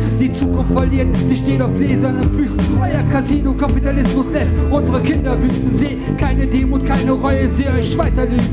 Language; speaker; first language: German; early bilingual, other home language; Turkish